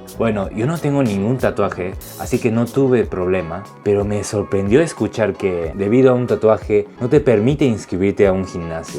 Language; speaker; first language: Spanish; native; Spanish